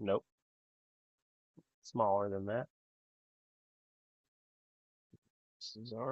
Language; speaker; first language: English; native; English